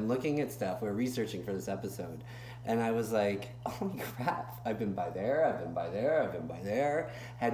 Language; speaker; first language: English; native; English